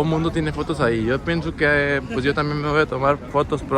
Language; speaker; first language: Spanish; native; Spanish